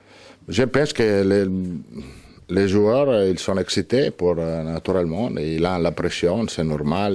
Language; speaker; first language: French; non-native, learner; Italian